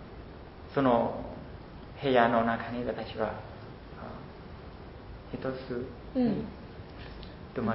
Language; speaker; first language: Japanese; non-native, learner; Khmer